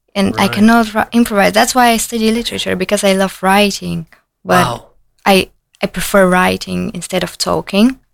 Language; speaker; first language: English; non-native, fluent; Bulgarian